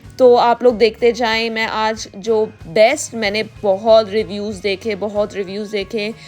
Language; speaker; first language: Urdu; native; Urdu